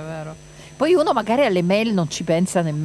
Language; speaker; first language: Italian; native; Italian